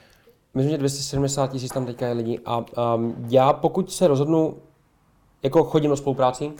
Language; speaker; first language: Czech; native; Czech